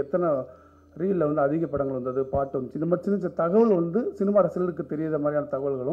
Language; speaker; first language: Tamil; native; Tamil